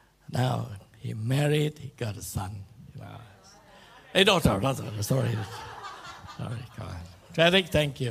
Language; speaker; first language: English; non-native, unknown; Indonesian